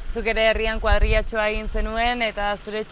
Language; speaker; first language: Basque; native; Basque